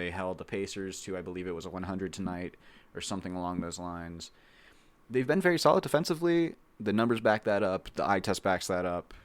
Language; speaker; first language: English; native; English